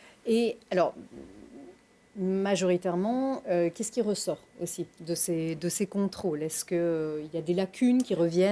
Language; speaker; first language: French; native; French